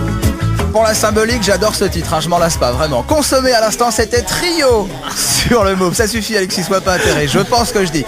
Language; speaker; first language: French; native; French